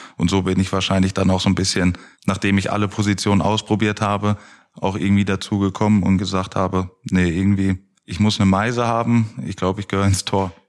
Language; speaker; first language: German; native; German